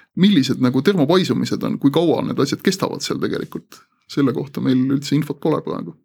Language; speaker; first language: Estonian; native; Estonian